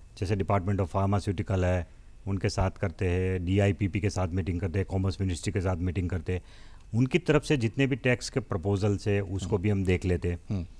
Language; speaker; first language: Hindi; non-native, local second language; Gujarati